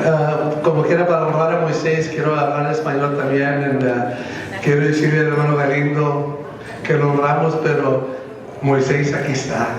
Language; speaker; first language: Spanish; non-native, fluent; English